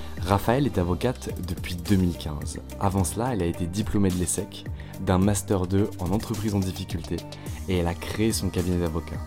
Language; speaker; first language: French; native; French